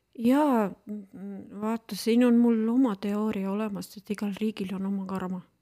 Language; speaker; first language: Estonian; non-native, local second language; Russian